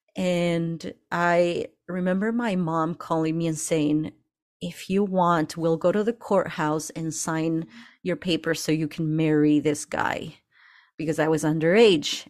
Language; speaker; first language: English; early bilingual, other home language; Spanish